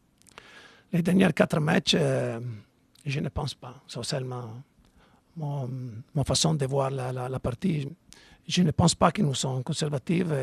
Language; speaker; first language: French; non-native, learner; Italian